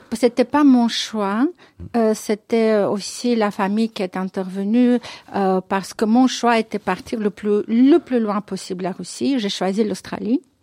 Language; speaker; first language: French; non-native, fluent; Russian